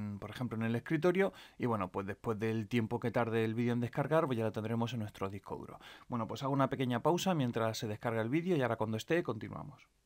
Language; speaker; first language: Spanish; native; Spanish